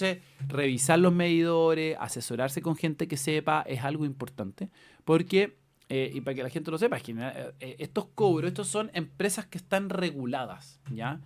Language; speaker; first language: Spanish; native; Spanish